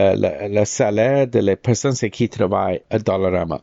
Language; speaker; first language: French; non-native, learner; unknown